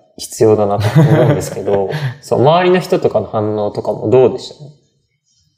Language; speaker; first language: Japanese; native; Japanese